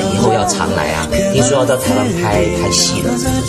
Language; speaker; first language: Chinese; native; Chinese